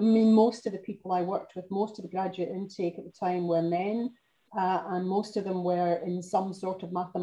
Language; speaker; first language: English; native; English